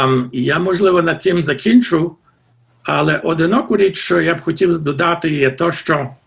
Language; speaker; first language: Ukrainian; early bilingual, heritage; Ukrainian